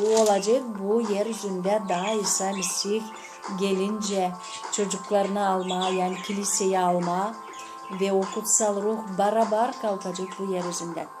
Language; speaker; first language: Turkish; non-native, fluent; Gagauz